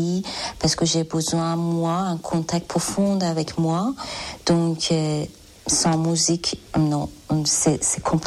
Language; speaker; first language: French; non-native, fluent; Persian